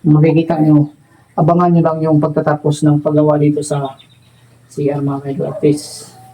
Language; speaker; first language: Filipino; non-native, local second language; Cebuano